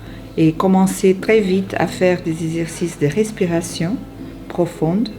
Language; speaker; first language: French; non-native, fluent; Portuguese